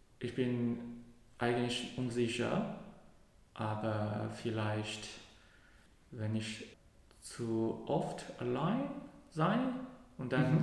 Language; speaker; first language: German; non-native, learner; Cantonese